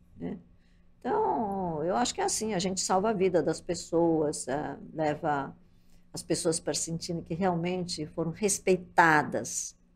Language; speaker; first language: Portuguese; early bilingual, other home language; Japanese